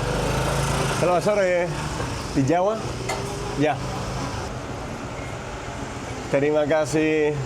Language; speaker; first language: Indonesian; non-native, learner; Spanish